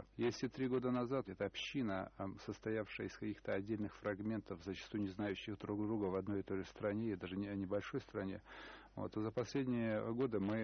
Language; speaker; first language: Russian; native; Russian